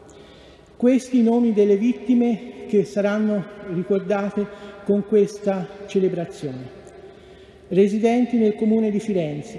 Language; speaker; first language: Italian; native; Italian